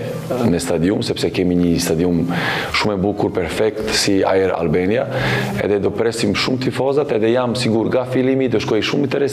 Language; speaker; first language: Albanian; non-native, learner; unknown